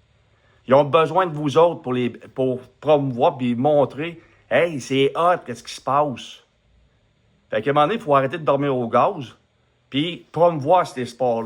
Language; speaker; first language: French; native; French